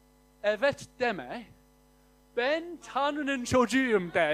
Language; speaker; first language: Turkish; non-native, fluent; English